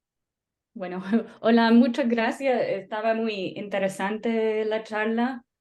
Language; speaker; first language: Spanish; non-native, fluent; English